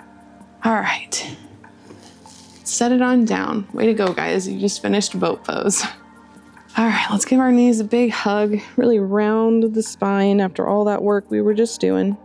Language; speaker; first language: English; native; English